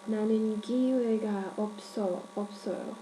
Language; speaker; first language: Korean; non-native, learner; Cantonese